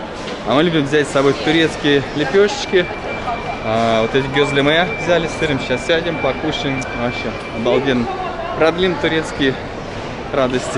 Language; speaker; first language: Russian; native; Russian